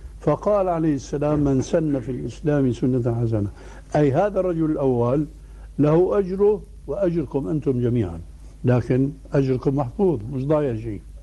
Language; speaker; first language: Arabic; early bilingual, other home language; Albanian